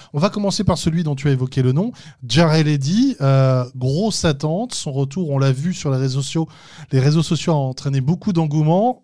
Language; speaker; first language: French; native; French